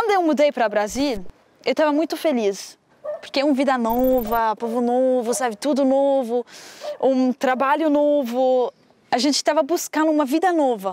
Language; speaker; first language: Portuguese; non-native, learner; Arabic